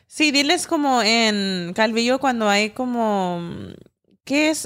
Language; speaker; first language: Spanish; early bilingual, heritage; Spanish